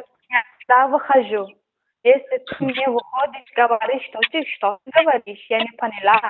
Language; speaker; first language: Russian; non-native, learner; Turkmen